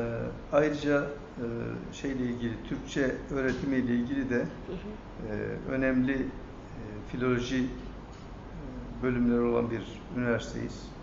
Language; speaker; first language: Turkish; native; Turkish